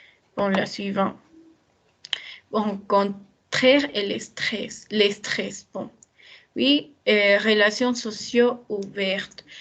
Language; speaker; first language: French; non-native, learner; Spanish